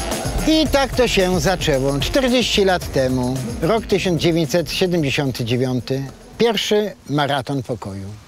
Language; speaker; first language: Polish; native; Polish